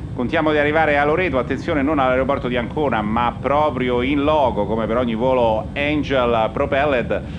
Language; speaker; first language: Italian; native; Italian